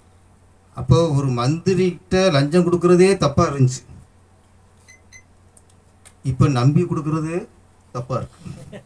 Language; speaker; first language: Tamil; native; Tamil